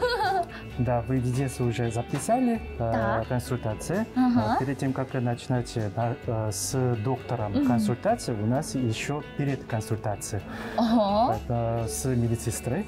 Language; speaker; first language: Russian; non-native, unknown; Korean